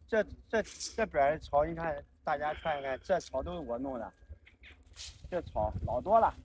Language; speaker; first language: Chinese; native; Chinese